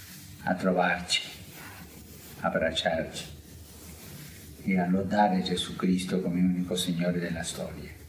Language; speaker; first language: Italian; non-native, fluent; Spanish